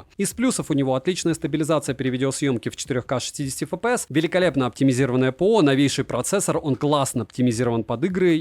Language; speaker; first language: Russian; native; Russian